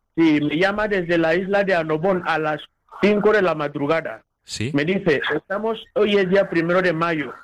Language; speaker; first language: Spanish; non-native, local second language; Fang